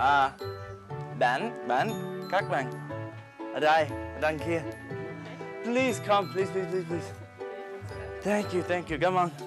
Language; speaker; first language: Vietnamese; non-native, learner; English